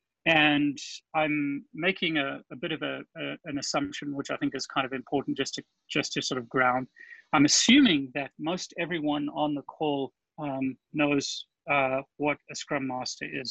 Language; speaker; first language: English; native; English